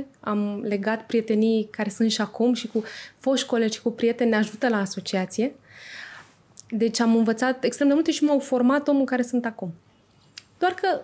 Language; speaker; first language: Romanian; native; Romanian